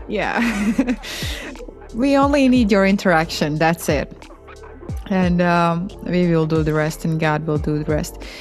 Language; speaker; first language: English; non-native, fluent; Latvian